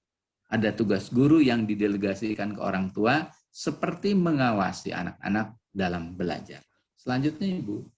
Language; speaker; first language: Indonesian; native; Indonesian